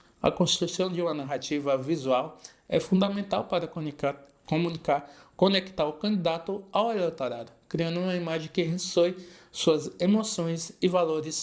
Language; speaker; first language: Portuguese; native; Portuguese